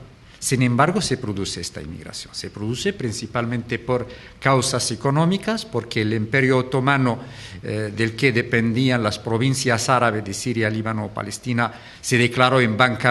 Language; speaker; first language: Spanish; non-native, fluent; Arabic